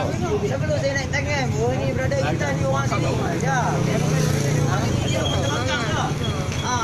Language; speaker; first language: Malay; native; Malay